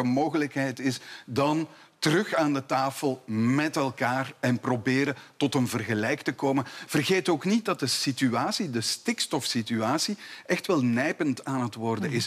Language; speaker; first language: Dutch; native; Dutch